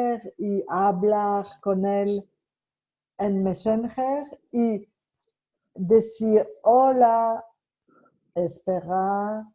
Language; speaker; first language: Spanish; non-native, fluent; French